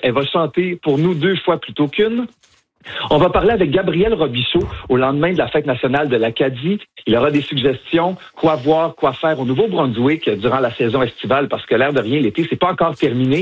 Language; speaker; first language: French; native; French